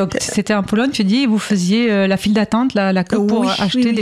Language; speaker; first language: French; native; French